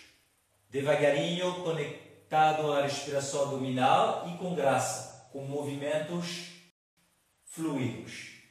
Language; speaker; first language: Portuguese; non-native, fluent; French